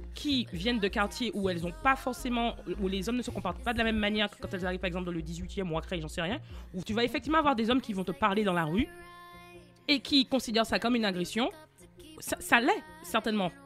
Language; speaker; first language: French; native; French